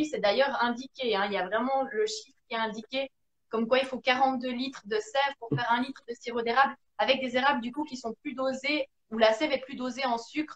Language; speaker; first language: French; native; French